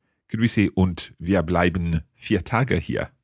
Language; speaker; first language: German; non-native, learner; English